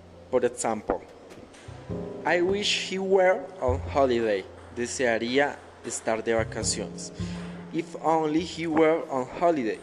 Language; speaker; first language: English; non-native, learner; Spanish